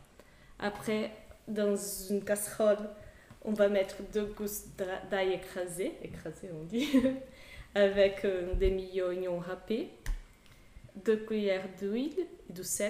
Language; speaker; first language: French; non-native, fluent; Portuguese